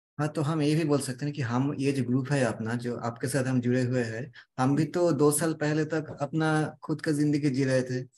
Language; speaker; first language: Hindi; non-native, local second language; Bangla